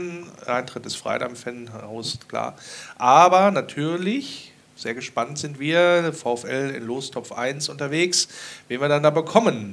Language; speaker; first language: German; native; German